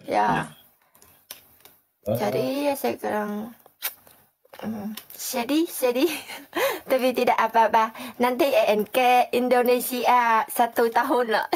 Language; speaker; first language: Indonesian; non-native, learner; Vietnamese